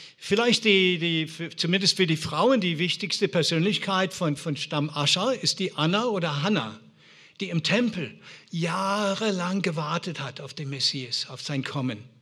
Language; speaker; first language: German; non-native, fluent; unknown